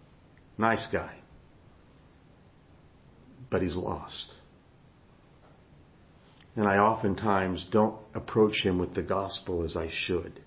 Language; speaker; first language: English; native; English